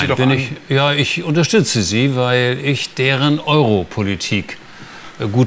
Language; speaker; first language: German; native; German